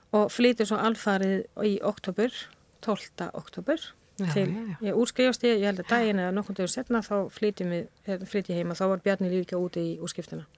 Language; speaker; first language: Icelandic; non-native, fluent; Spanish